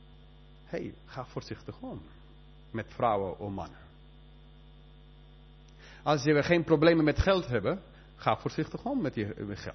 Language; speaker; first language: Dutch; non-native, fluent; Spanish